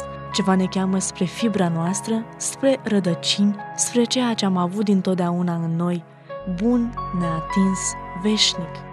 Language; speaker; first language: Romanian; native; Romanian